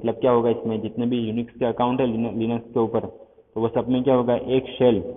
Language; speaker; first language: Hindi; non-native, local second language; Gujarati